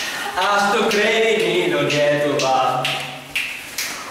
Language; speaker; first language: Lithuanian; non-native, learner; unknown